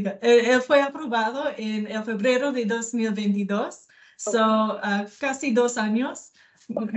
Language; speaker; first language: Spanish; non-native, learner; English